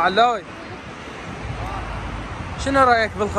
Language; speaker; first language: Arabic; native; Arabic